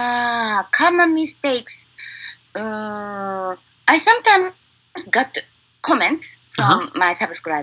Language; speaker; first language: English; non-native, learner; Japanese